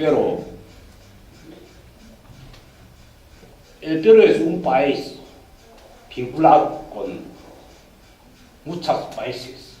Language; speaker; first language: Spanish; non-native, learner; Korean